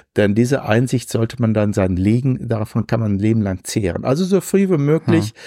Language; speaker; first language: German; native; German